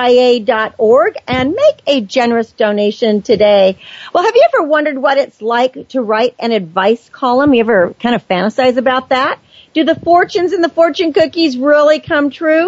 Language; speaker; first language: English; native; English